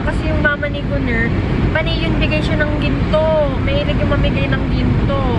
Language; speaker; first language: Filipino; native; Filipino